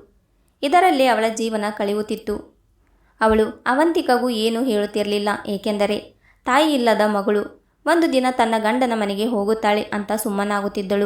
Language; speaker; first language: Kannada; native; Kannada